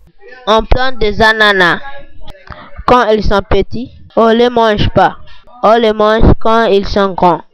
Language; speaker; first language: French; non-native, local second language; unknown